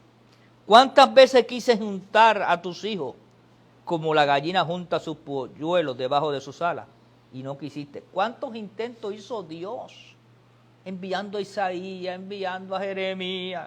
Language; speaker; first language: Spanish; native; Spanish